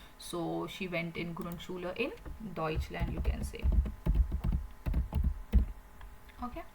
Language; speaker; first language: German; non-native, fluent; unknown